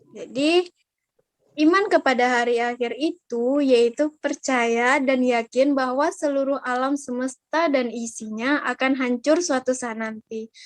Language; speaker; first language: Indonesian; native; Indonesian